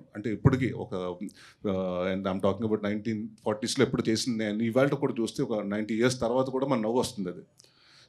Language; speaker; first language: Telugu; native; Telugu